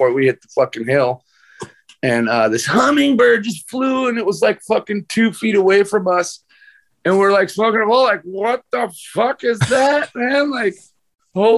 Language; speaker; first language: English; native; English